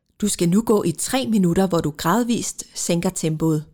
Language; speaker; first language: Danish; native; Danish